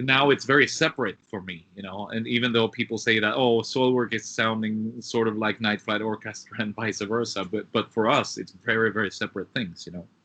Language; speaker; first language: English; non-native, fluent; Swedish